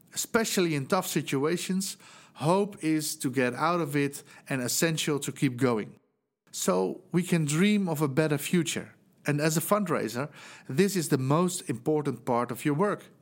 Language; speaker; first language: English; non-native, fluent; Dutch